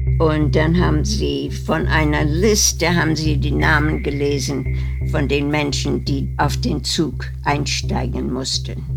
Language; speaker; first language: German; non-native, fluent; Dutch